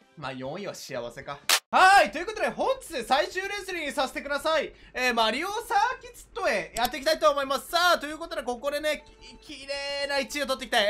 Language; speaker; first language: Japanese; native; Japanese